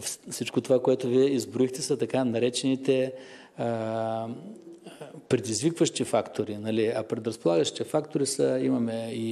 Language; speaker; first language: Bulgarian; native; Bulgarian